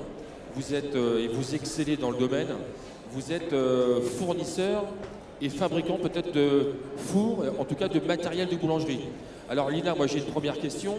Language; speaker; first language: French; native; French